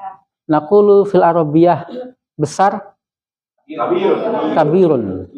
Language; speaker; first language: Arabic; non-native, fluent; Indonesian